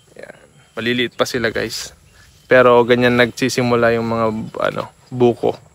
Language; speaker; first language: Filipino; non-native, local second language; Iloko